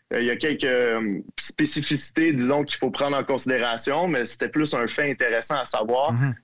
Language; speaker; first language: French; native; French